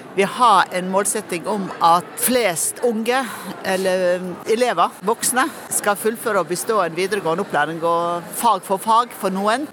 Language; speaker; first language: Norwegian; native; Norwegian